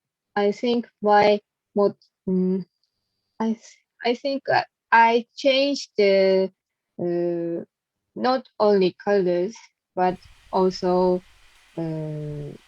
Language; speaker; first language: English; non-native, learner; Japanese